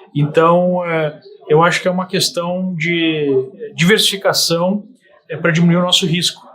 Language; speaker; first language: Portuguese; native; Portuguese